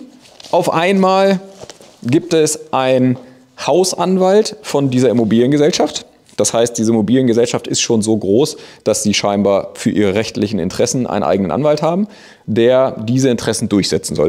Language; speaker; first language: German; native; German